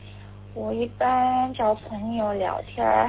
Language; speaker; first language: Chinese; non-native, learner; Korean